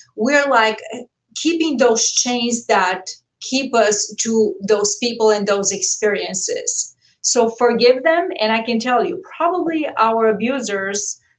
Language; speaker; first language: English; non-native, fluent; Bulgarian